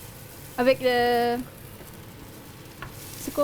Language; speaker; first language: French; non-native, learner; Malay